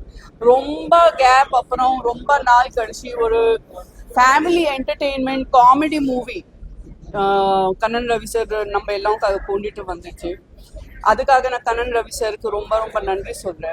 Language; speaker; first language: Tamil; non-native, fluent; Gujarati